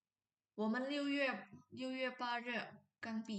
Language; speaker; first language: Chinese; non-native, fluent; Indonesian